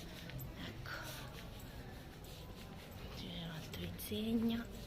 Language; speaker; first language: Italian; native; Italian